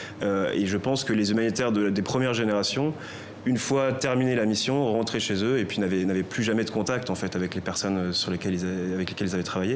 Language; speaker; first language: French; native; French